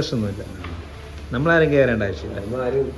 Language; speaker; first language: Malayalam; native; Malayalam